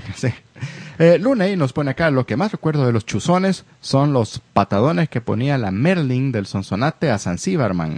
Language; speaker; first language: Spanish; native; Spanish